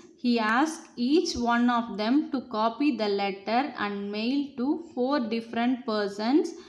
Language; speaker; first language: English; non-native, local second language; Tamil